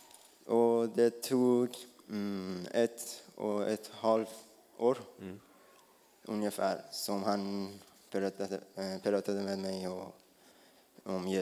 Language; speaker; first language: Swedish; non-native, learner; Persian